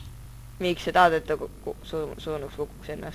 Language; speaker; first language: Estonian; native; Estonian